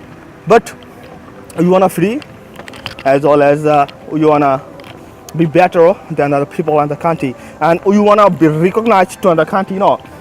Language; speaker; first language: English; non-native, fluent; Bangla